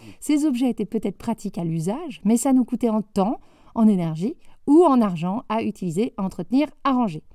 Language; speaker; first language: French; native; French